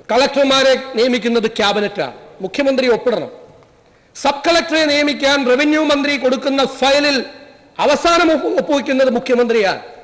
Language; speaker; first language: Malayalam; native; Malayalam